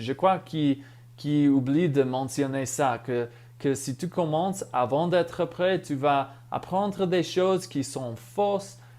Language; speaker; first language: French; non-native, fluent; English